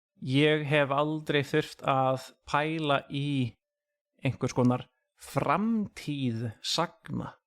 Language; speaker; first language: Icelandic; non-native, fluent; English